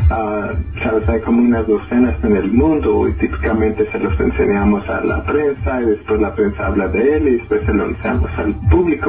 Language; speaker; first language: Spanish; early bilingual, heritage; Spanish